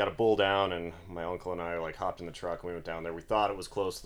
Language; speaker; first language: English; native; English